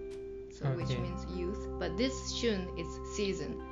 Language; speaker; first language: English; non-native, fluent; Japanese